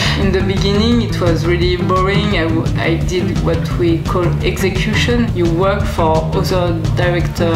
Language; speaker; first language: English; non-native, learner; French